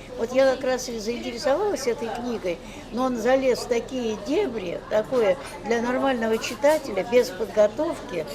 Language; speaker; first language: Russian; native; Russian